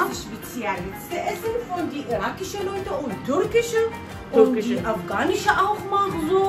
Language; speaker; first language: German; non-native, learner; Arabic